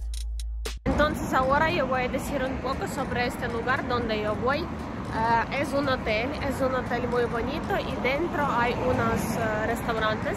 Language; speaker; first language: Spanish; non-native, learner; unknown